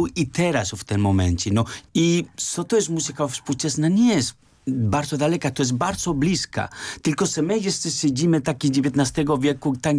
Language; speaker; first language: Polish; non-native, fluent; Spanish